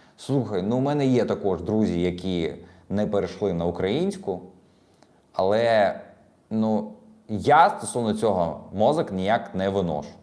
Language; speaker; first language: Ukrainian; non-native, local second language; Russian